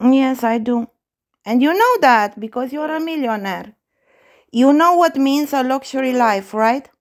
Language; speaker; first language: English; non-native, fluent; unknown